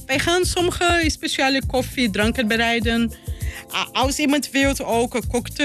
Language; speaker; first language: Dutch; non-native, learner; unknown